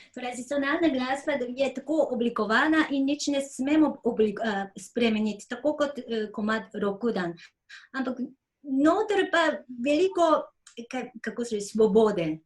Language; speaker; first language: Slovenian; non-native, fluent; Japanese